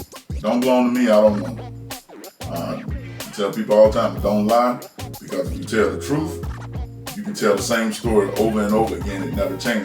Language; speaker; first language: English; native; English